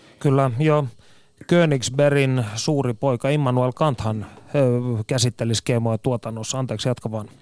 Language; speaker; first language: Finnish; native; Finnish